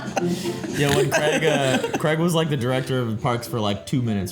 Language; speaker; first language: English; native; English